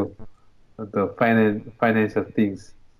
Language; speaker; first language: English; non-native, learner; Korean